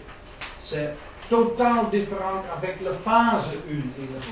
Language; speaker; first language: French; non-native, learner; Dutch